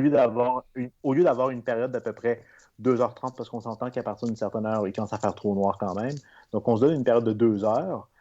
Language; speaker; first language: French; native; French